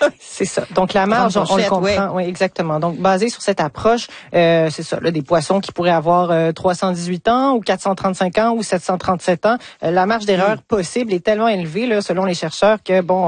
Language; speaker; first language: French; native; French